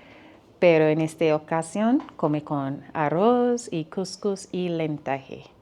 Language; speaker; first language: Spanish; non-native, learner; English